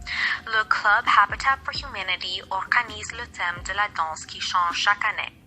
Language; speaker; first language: French; non-native, learner; English